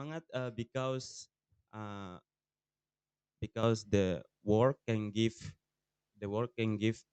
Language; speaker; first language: English; non-native, learner; Tetum